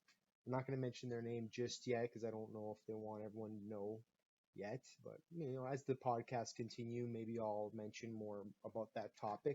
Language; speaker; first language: English; native; English